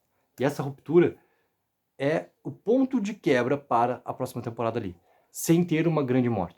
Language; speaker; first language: Portuguese; native; Portuguese